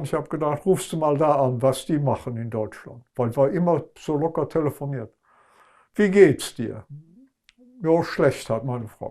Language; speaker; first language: German; non-native, local second language; Luxembourgish